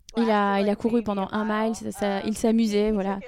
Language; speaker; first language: French; non-native, fluent; English